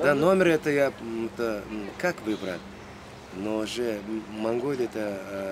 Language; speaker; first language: Russian; non-native, learner; Mongolian